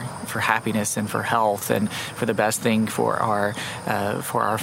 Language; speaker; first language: English; native; English